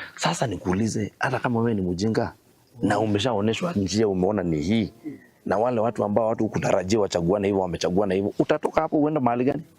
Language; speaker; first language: Swahili; non-native, local second language; Luo (Kenya and Tanzania)